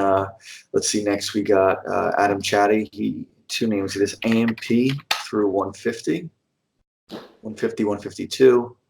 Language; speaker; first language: English; native; English